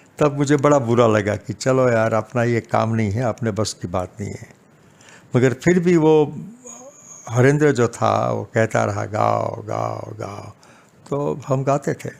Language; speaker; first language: Hindi; non-native, local second language; Gujarati